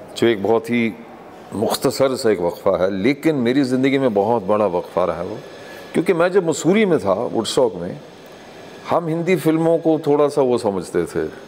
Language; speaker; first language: Hindi; non-native, local second language; English